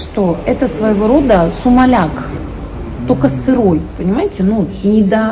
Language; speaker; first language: Russian; native; Russian